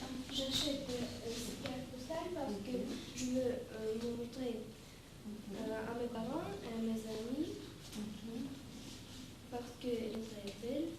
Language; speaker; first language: French; non-native, learner; Russian